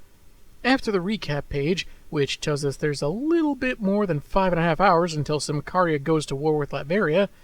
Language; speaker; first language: English; native; English